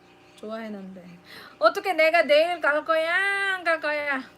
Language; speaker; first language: Korean; non-native, learner; Filipino